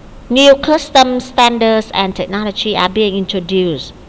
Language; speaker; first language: English; non-native, fluent; Vietnamese